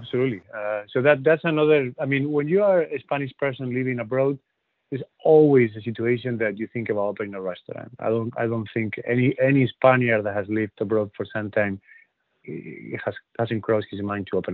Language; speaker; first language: English; non-native, fluent; Spanish